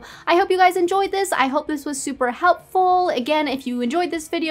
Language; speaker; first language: English; native; English